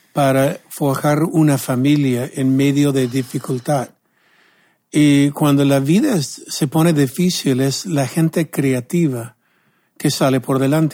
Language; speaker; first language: Spanish; non-native, fluent; English